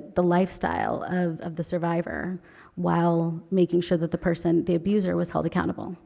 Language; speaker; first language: English; native; English